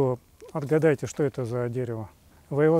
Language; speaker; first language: Russian; native; Russian